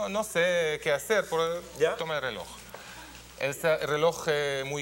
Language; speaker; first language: Spanish; non-native, learner; Hebrew